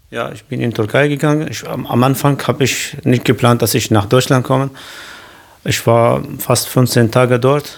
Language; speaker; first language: German; non-native, fluent; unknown